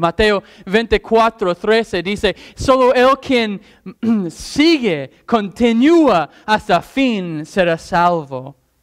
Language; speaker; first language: Spanish; non-native, fluent; English